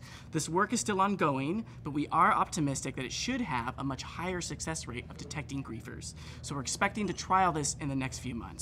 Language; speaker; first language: English; native; English